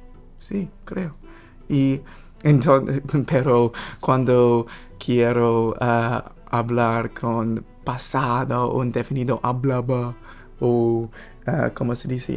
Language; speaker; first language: Spanish; non-native, learner; English